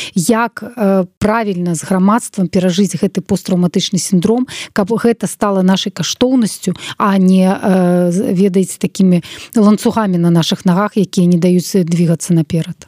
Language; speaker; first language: Belarusian; non-native, local second language; Russian